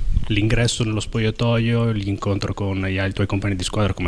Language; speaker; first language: Italian; native; Italian